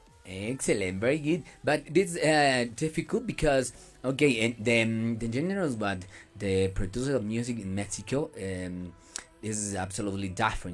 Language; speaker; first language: English; non-native, learner; Spanish